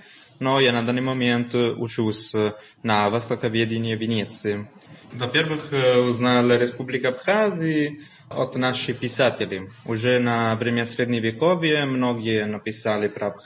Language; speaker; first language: Russian; non-native, fluent; Italian